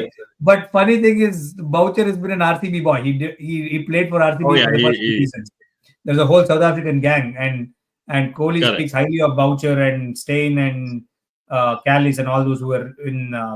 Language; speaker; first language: English; non-native, local second language; Hindi